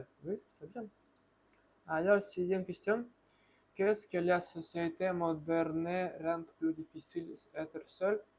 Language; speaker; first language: French; non-native, learner; Russian